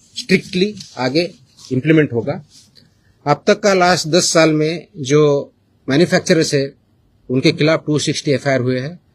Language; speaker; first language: Hindi; non-native, local second language; Marathi